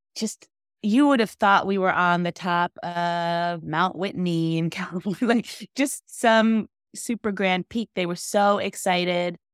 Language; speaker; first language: English; native; English